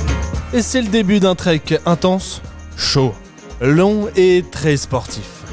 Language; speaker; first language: French; native; French